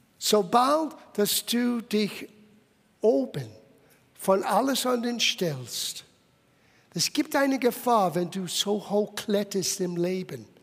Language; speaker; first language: German; non-native, fluent; English